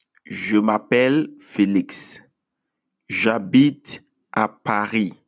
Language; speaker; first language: French; non-native, fluent; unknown